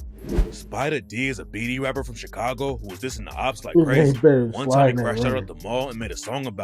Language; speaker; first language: English; native; English